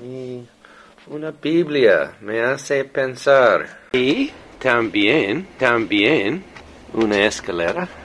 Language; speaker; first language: Spanish; non-native, learner; English